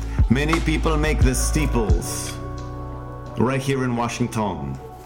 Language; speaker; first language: English; native; English